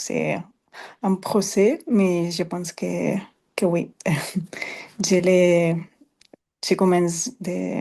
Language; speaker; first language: French; non-native, learner; Spanish